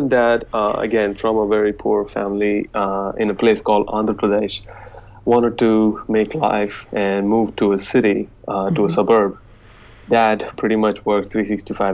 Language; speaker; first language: English; non-native, local second language; Telugu